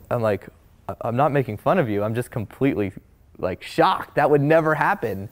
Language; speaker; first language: English; native; English